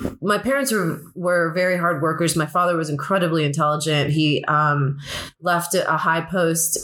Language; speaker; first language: English; early bilingual, other home language; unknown